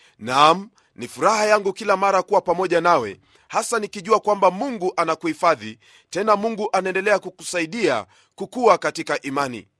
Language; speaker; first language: Swahili; non-native, local second language; Luyia